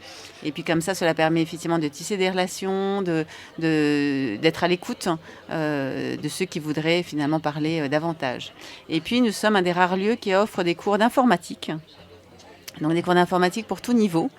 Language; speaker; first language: French; native; French